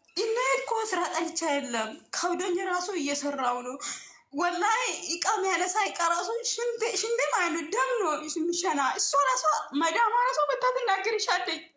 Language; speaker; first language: Amharic; non-native, local second language; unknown